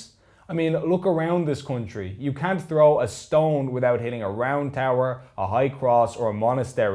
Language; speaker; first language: English; native; English